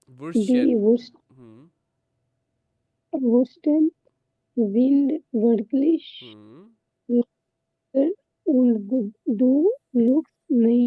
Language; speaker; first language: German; non-native, learner; Urdu